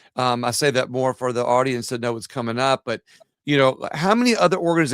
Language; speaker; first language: English; native; English